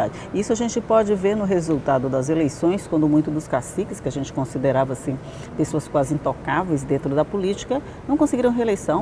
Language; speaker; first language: Portuguese; native; Portuguese